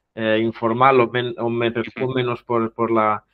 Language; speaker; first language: Spanish; non-native, local second language; Catalan